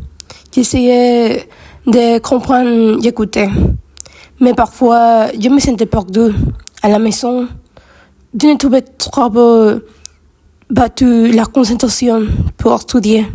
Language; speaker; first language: French; non-native, learner; Spanish